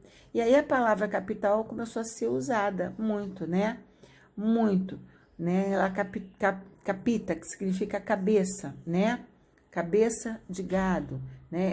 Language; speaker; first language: Portuguese; native; Portuguese